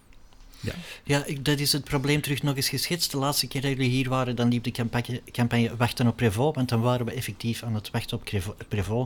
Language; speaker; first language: Dutch; native; Dutch